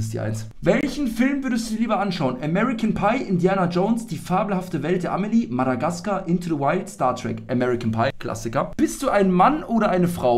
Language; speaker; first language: German; native; German